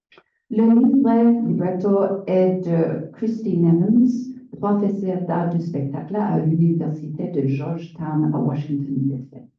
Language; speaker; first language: French; non-native, learner; English